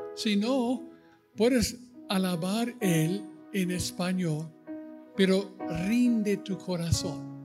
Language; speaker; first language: Spanish; non-native, fluent; English